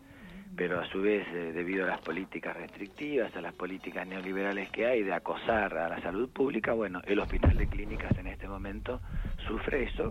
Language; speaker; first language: Spanish; native; Spanish